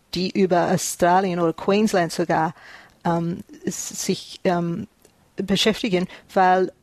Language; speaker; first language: German; early bilingual, heritage; German